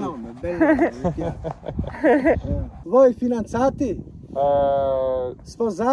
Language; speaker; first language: Italian; non-native, learner; Albanian